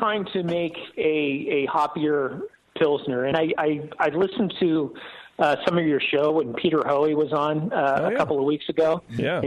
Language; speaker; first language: English; native; English